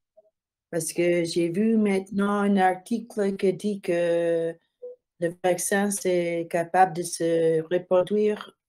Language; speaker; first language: French; non-native, learner; English